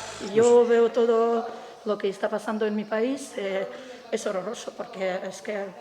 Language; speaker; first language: Spanish; non-native, fluent; Ukrainian